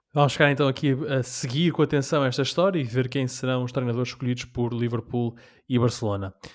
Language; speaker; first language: Portuguese; early bilingual, heritage; Portuguese